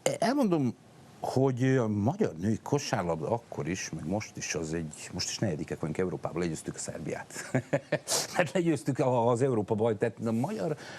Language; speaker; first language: Hungarian; native; Hungarian